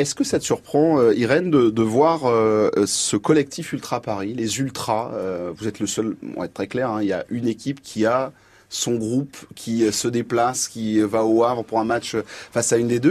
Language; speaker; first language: French; native; French